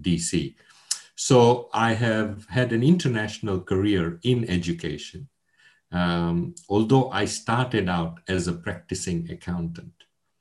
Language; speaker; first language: English; non-native, local second language; Gujarati